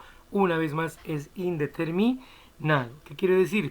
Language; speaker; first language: Spanish; native; Spanish